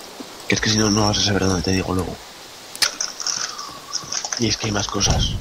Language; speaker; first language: Spanish; native; Spanish